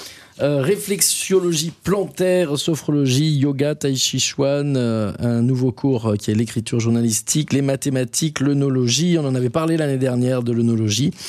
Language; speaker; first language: French; native; French